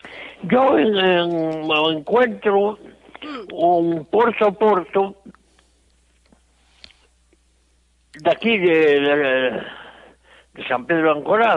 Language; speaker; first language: Spanish; non-native, local second language; Galician